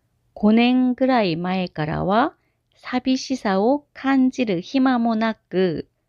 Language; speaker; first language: Japanese; non-native, fluent; Korean